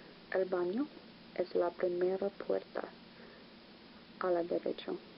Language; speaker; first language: Spanish; non-native, learner; English